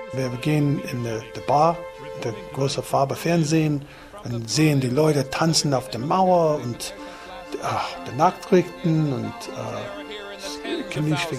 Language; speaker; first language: German; non-native, learner; English